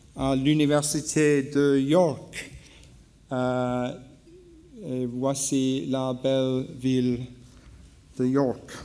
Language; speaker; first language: French; non-native, learner; English